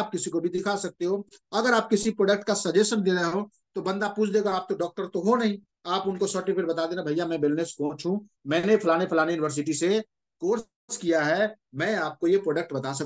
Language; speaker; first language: Hindi; native; Hindi